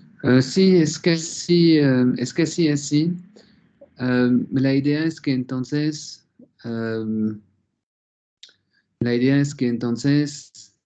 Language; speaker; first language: Spanish; non-native, fluent; French